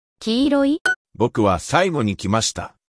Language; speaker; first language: Japanese; non-native, learner; English